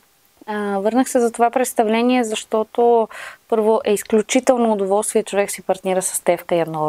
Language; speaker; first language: Bulgarian; native; Bulgarian